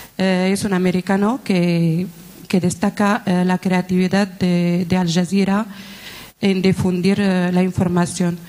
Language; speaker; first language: Spanish; non-native, fluent; Arabic